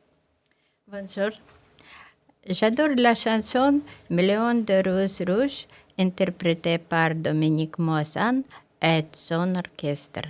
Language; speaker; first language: French; non-native, learner; Russian